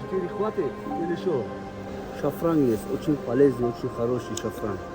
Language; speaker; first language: Russian; non-native, local second language; Tajik